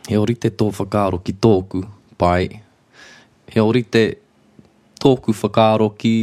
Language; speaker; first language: Māori; non-native, local second language; English